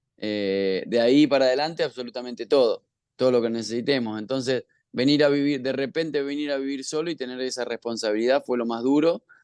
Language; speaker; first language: Spanish; native; Spanish